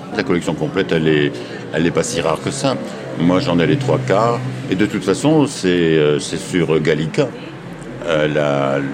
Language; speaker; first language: French; native; French